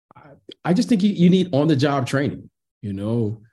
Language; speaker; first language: English; native; English